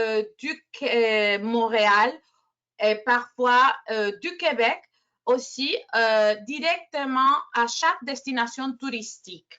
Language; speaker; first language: French; non-native, fluent; Spanish